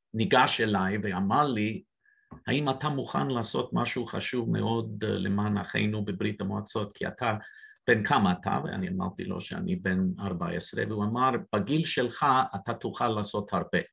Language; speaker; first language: Hebrew; non-native, fluent; English